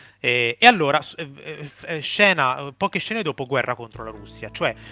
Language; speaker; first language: Italian; native; Italian